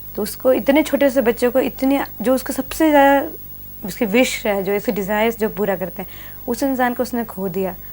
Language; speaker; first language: Hindi; non-native, local second language; Malayalam